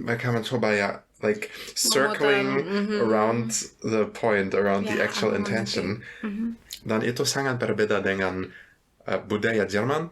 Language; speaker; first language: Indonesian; non-native, fluent; German